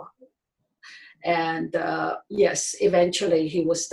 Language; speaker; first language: English; non-native, fluent; Chinese